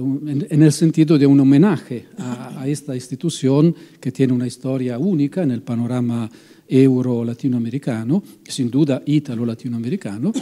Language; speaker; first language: Spanish; non-native, fluent; Italian